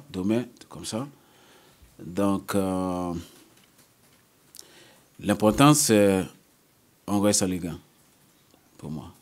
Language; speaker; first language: French; non-native, learner; English